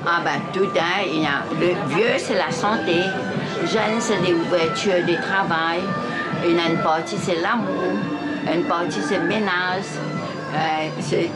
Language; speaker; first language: French; non-native, local second language; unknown